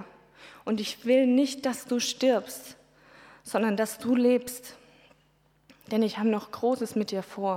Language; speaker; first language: German; native; German